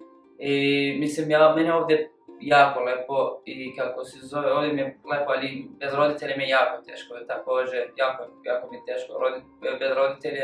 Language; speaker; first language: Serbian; non-native, fluent; Kurdish